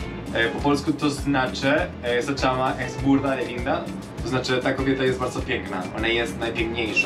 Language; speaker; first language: Polish; non-native, learner; Spanish